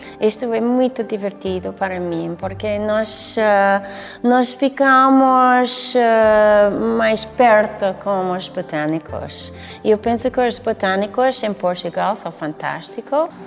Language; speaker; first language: Portuguese; non-native, learner; English